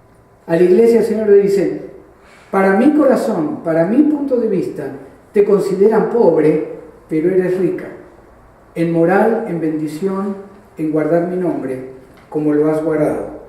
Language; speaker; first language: Spanish; native; Spanish